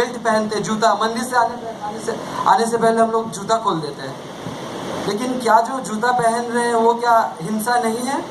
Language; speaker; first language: Hindi; non-native, local second language; Bangla